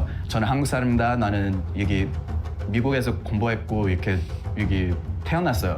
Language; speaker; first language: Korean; early bilingual, heritage; Korean